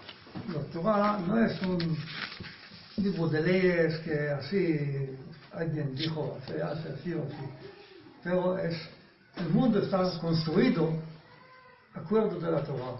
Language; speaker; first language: Spanish; non-native, learner; Hebrew